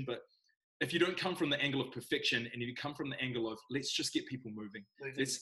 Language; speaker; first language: English; native; English